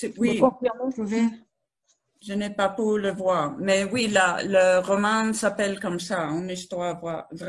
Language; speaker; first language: French; non-native, learner; Spanish